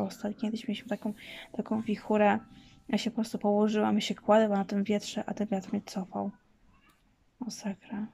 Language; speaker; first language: Polish; native; Polish